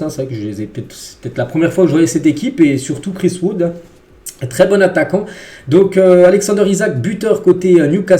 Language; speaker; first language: French; native; French